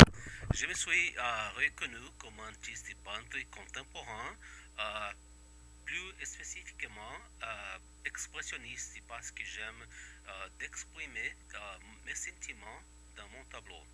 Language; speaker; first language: French; non-native, fluent; Portuguese